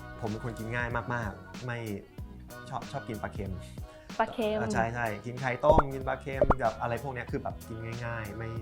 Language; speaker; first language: Thai; native; Thai